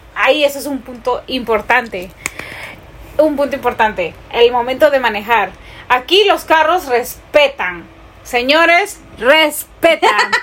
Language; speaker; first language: Spanish; native; Spanish